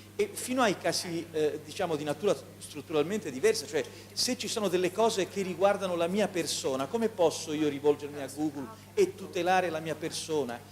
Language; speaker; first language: Italian; native; Italian